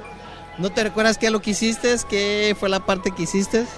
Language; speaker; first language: Spanish; native; Spanish